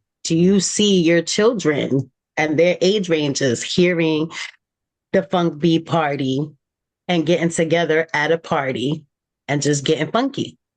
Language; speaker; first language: English; native; English